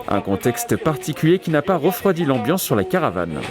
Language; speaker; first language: French; native; French